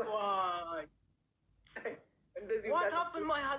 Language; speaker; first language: English; non-native, learner; Amharic